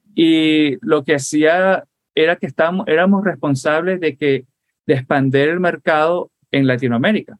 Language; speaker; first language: Spanish; native; Spanish